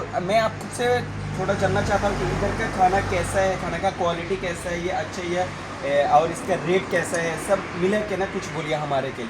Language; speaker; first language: Hindi; non-native, learner; Bangla